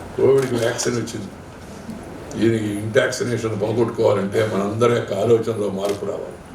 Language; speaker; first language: Telugu; native; Telugu